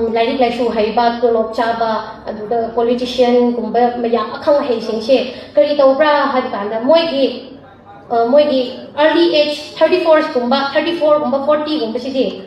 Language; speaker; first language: Manipuri; native; Manipuri